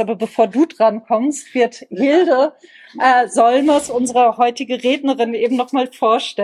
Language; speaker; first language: German; native; German